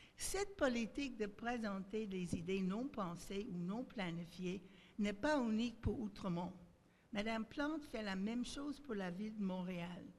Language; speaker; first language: French; native; French